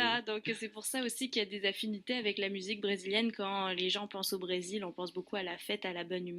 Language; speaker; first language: French; native; French